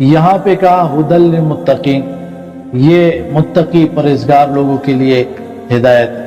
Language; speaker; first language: Urdu; native; Urdu